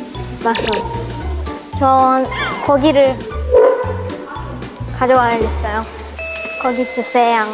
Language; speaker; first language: Korean; non-native, fluent; Japanese